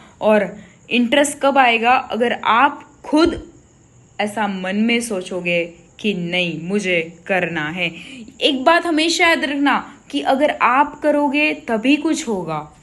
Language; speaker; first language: Hindi; non-native, local second language; Gujarati